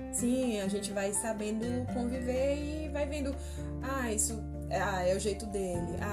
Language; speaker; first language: Portuguese; native; Portuguese